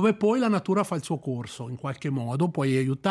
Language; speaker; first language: Italian; native; Italian